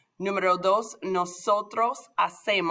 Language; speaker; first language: Spanish; non-native, fluent; English